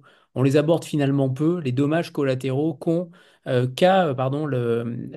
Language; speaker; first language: French; native; French